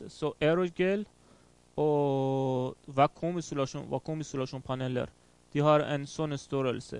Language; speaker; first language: Norwegian; non-native, learner; Persian